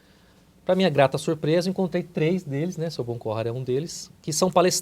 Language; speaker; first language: Portuguese; native; Portuguese